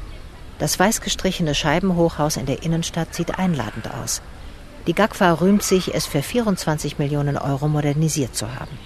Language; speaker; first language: German; native; German